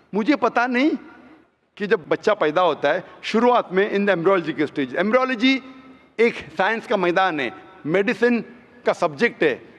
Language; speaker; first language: Hindi; non-native, local second language; Konkani